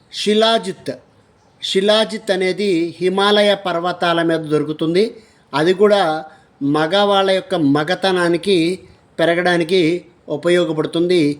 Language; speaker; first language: Telugu; native; Telugu